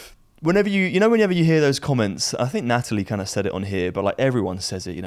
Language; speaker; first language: English; native; English